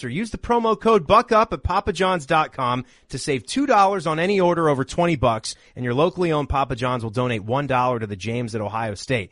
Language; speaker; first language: English; native; English